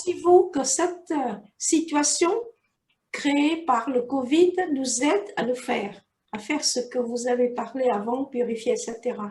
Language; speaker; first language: French; native; French